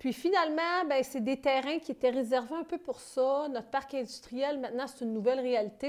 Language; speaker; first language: French; native; French